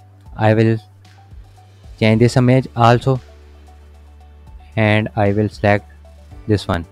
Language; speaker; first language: English; non-native, fluent; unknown